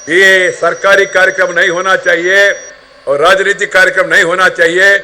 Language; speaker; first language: Hindi; non-native, local second language; Telugu